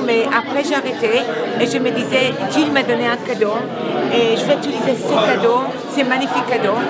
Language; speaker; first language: French; non-native, fluent; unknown